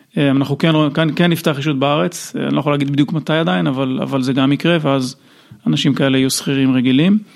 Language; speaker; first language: Hebrew; native; Hebrew